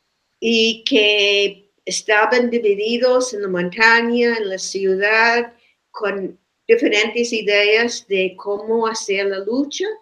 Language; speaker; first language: Spanish; non-native, fluent; English